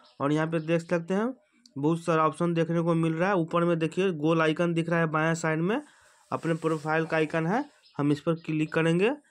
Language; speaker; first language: Hindi; native; Hindi